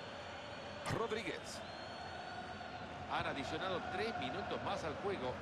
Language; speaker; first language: Spanish; native; Spanish